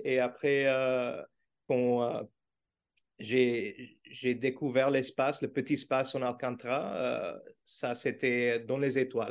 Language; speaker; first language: French; non-native, learner; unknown